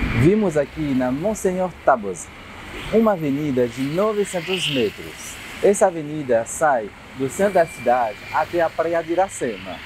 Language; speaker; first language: Portuguese; non-native, fluent; French